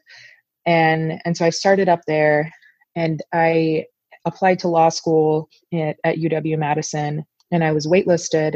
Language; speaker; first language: English; native; English